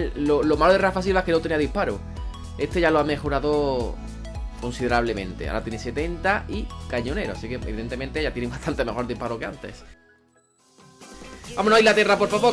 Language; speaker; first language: Spanish; native; Spanish